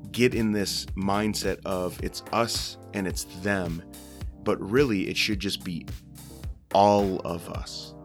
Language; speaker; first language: English; native; English